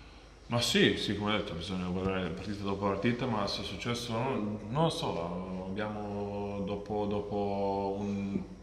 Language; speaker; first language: Italian; non-native, fluent; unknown